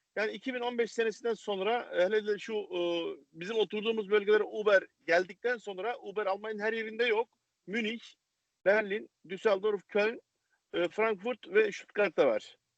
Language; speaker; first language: Turkish; native; Turkish